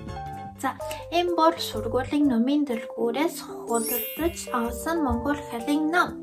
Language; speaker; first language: Mongolian; non-native, learner; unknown